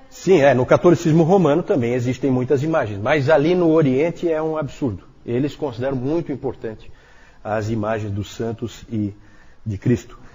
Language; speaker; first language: Portuguese; native; Portuguese